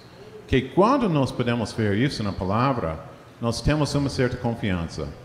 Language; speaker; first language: Portuguese; non-native, fluent; English